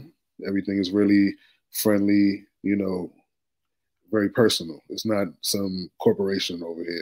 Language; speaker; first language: English; native; English